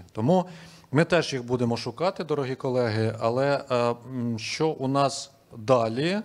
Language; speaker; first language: Ukrainian; native; Ukrainian